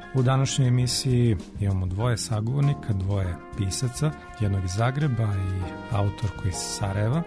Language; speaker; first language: Serbian; native; Serbian